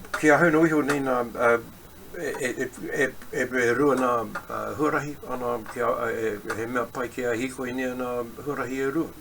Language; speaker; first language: Māori; non-native, local second language; English